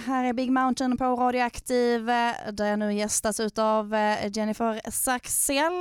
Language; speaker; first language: Swedish; native; Swedish